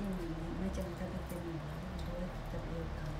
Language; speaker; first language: Japanese; native; Japanese